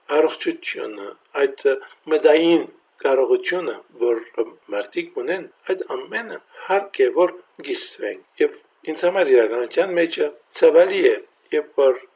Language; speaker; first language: Armenian; early bilingual, heritage; Armenian